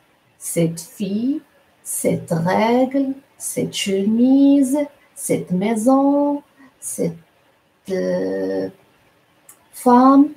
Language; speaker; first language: French; non-native, local second language; Arabic